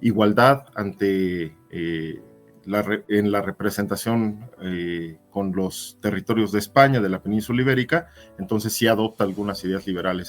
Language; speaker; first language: Spanish; native; Spanish